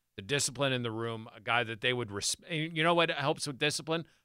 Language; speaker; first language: English; native; English